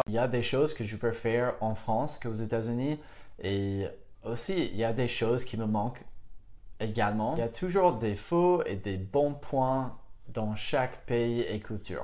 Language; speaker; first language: French; non-native, fluent; English